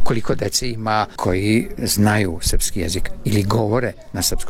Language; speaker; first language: Serbian; native; Serbian